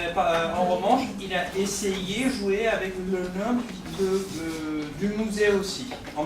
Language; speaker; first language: French; non-native, fluent; Persian